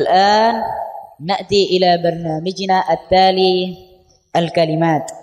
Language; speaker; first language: Arabic; non-native, fluent; Indonesian